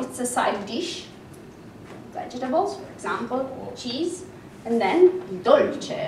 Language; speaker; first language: English; non-native, fluent; Italian